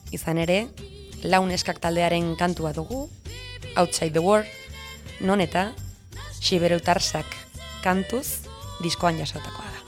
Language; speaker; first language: Basque; non-native, local second language; Spanish